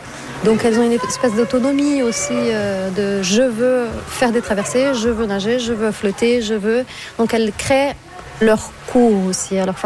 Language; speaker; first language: French; non-native, fluent; Portuguese